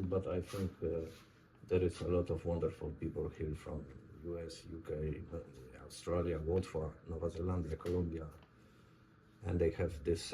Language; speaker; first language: English; non-native, learner; Polish